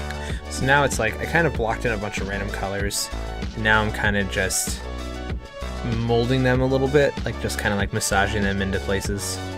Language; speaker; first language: English; native; English